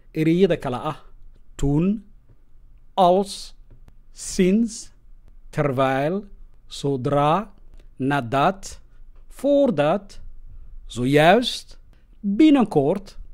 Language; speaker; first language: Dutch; non-native, fluent; Somali